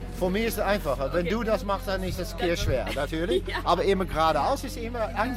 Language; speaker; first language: German; non-native, learner; Dutch